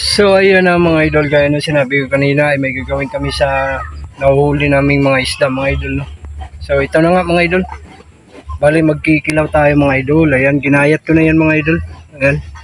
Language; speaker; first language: Filipino; native; Filipino